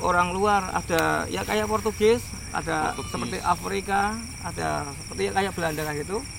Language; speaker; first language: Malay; non-native, local second language; Javanese